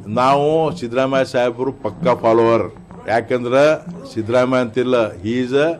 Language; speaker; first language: Kannada; non-native, local second language; Lambadi